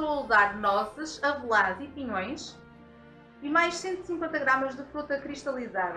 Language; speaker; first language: Portuguese; native; Portuguese